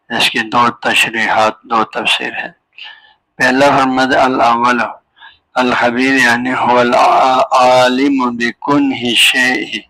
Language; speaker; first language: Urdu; non-native, local second language; Balti